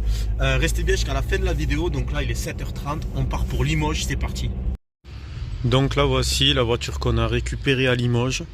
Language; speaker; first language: French; native; French